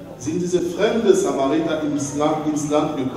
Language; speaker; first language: German; non-native, learner; French